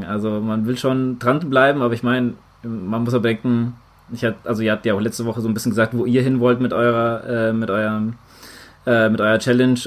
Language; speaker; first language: German; native; German